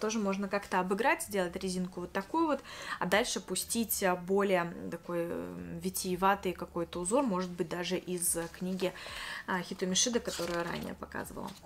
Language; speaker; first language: Russian; native; Russian